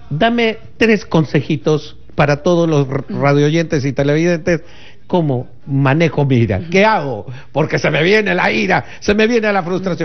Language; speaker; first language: Spanish; native; Spanish